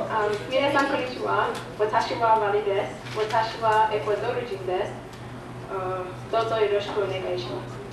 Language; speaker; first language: Japanese; non-native, learner; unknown